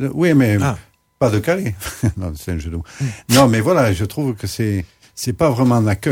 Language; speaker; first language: French; native; French